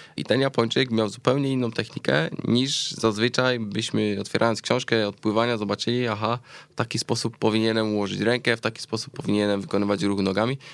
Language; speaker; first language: Polish; native; Polish